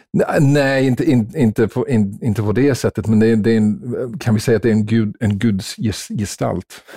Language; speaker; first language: Swedish; non-native, fluent; English